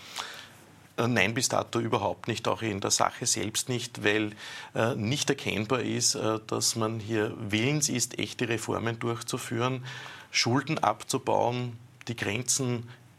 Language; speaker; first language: German; native; German